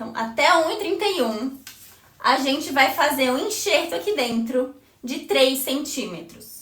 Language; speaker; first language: Portuguese; native; Portuguese